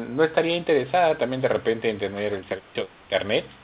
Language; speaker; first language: Spanish; native; Spanish